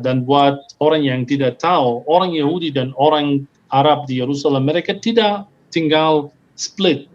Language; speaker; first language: Indonesian; non-native, fluent; Hebrew